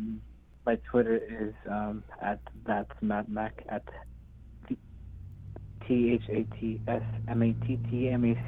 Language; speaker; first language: English; native; English